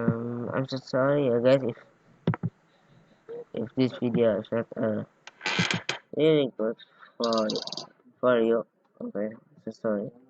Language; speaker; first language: English; non-native, learner; Indonesian